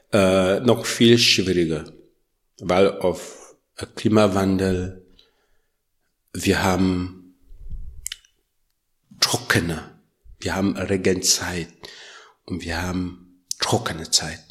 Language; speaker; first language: German; non-native, learner; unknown